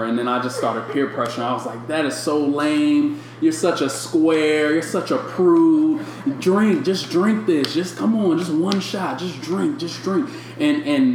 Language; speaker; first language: English; native; English